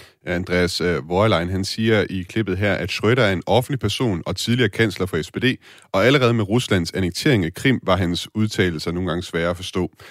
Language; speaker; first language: Danish; native; Danish